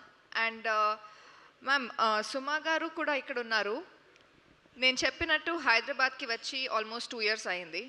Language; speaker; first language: Telugu; non-native, local second language; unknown